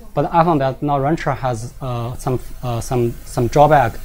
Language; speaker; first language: English; non-native, fluent; Chinese